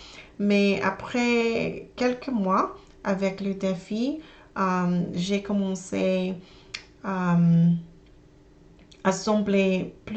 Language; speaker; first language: French; non-native, learner; English